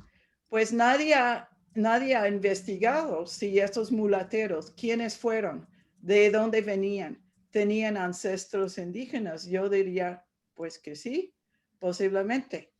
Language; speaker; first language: Spanish; non-native, fluent; English